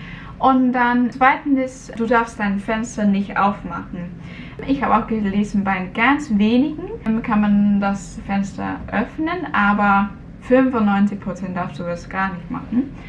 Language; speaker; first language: German; non-native, fluent; Cantonese